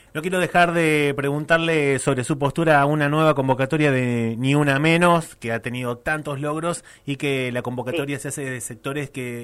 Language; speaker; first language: Spanish; native; Spanish